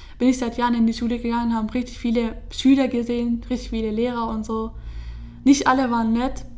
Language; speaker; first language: German; early bilingual, other home language; Kurdish